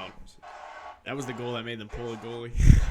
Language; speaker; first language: English; native; English